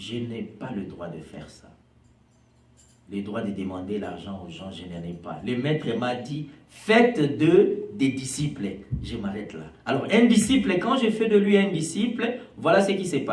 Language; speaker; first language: French; non-native, local second language; Lingala